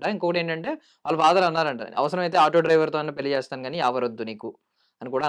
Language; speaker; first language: Telugu; native; Telugu